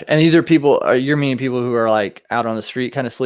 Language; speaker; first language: English; native; English